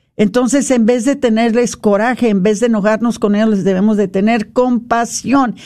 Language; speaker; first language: Spanish; non-native, fluent; English